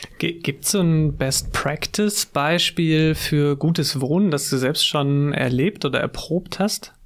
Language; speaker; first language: German; native; German